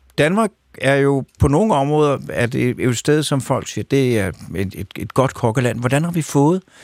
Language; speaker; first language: Danish; native; Danish